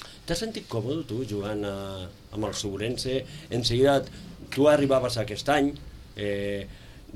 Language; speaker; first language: Catalan; native; Catalan